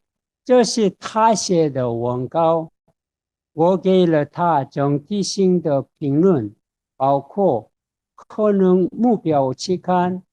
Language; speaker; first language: Chinese; non-native, fluent; Korean